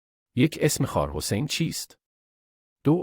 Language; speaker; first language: Persian; non-native, fluent; Urdu